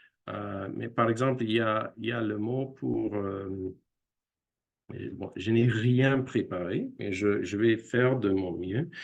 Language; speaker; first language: French; non-native, fluent; English